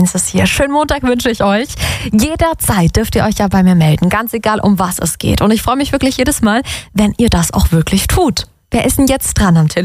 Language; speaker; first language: German; native; German